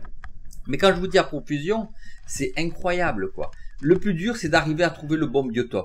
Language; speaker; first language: French; native; French